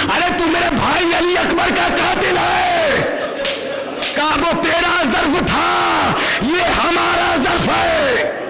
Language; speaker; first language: Urdu; native; Urdu